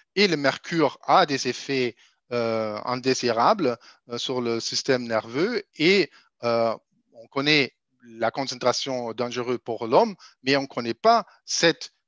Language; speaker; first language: French; non-native, fluent; German